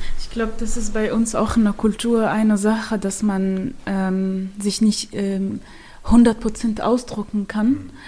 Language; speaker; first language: German; non-native, fluent; Arabic